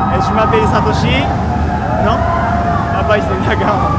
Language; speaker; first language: French; non-native, learner; Japanese